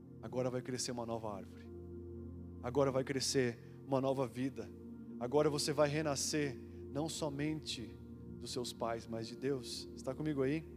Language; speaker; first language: Portuguese; native; Portuguese